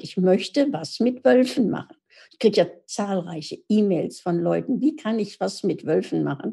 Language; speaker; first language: German; native; German